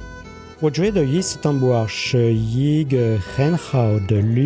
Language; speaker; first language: Chinese; non-native, learner; French